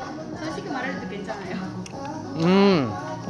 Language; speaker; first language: Korean; non-native, learner; Indonesian